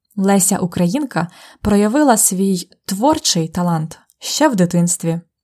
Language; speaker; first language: Ukrainian; native; Ukrainian